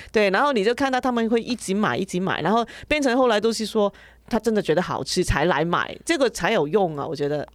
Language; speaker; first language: Chinese; non-native, local second language; Cantonese